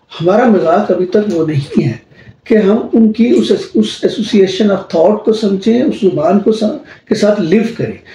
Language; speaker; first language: Urdu; non-native, local second language; Punjabi